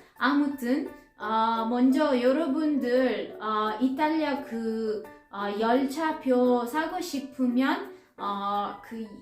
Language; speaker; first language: Korean; non-native, fluent; Italian